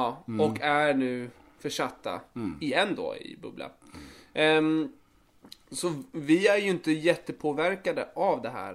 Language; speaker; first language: Swedish; native; Swedish